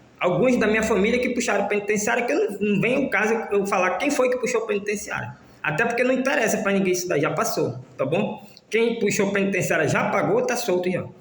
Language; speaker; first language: Portuguese; native; Portuguese